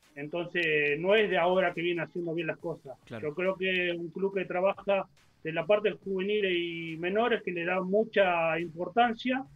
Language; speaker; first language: Spanish; native; Spanish